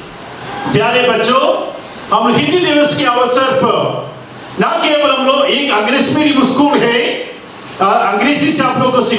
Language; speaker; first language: Hindi; non-native, local second language; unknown